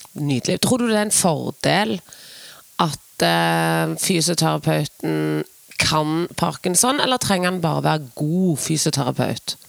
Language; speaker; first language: Norwegian; native; Norwegian